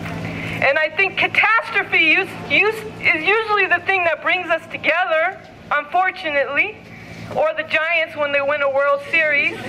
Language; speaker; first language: English; native; English